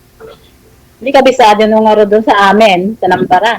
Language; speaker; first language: Filipino; non-native, local second language; Iloko